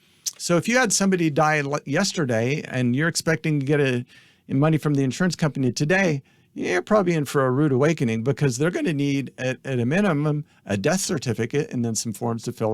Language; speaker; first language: English; native; English